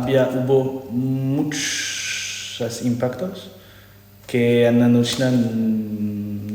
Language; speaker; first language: Spanish; non-native, learner; French